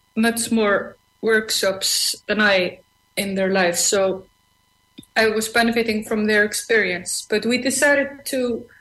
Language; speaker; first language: English; non-native, fluent; Icelandic